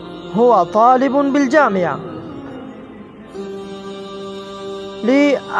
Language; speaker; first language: Arabic; non-native, fluent; Persian